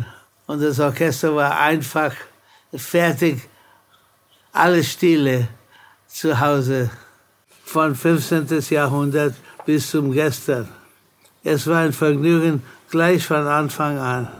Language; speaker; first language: German; non-native, fluent; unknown